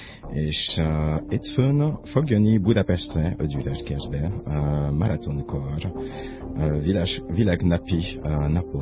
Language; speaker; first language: Hungarian; non-native, learner; French